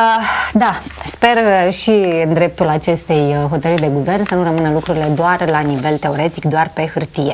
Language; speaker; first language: Romanian; native; Romanian